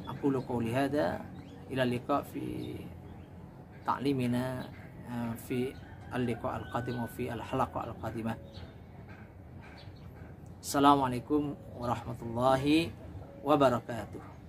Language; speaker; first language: Arabic; non-native, fluent; Indonesian